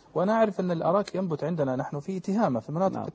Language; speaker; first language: Arabic; native; Arabic